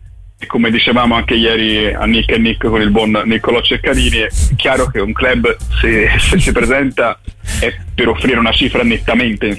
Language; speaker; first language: Italian; native; Italian